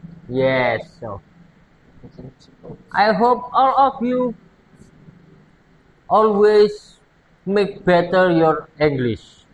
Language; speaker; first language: English; non-native, learner; Indonesian